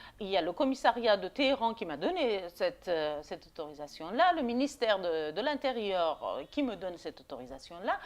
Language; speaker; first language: French; non-native, fluent; Persian